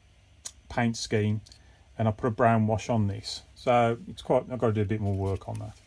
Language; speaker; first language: English; native; English